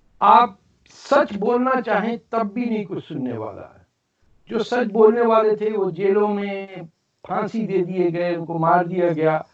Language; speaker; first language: Urdu; native; Urdu